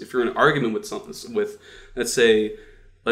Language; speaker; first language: English; non-native, fluent; Dutch